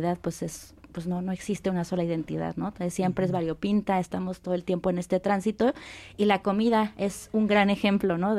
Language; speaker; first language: Spanish; native; Spanish